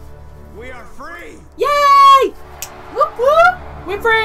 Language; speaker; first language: English; native; English